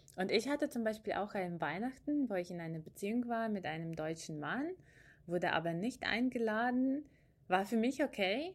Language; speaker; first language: German; non-native, fluent; Ukrainian